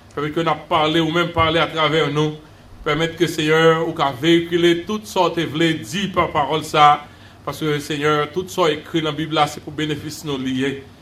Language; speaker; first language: French; native; French